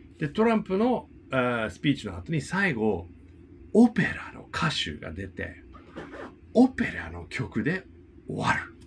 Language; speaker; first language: Japanese; non-native, fluent; English